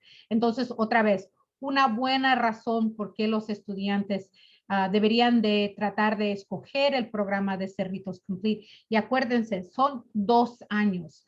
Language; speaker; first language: Spanish; early bilingual, other home language; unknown